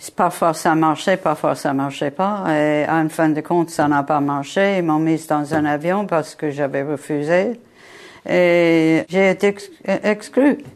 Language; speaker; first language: French; non-native, fluent; English